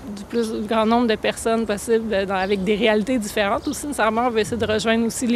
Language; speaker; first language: French; native; French